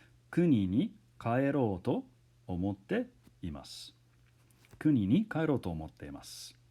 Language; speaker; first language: Japanese; non-native, fluent; English